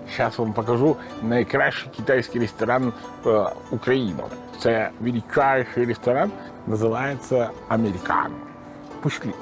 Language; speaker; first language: Ukrainian; non-native, learner; Italian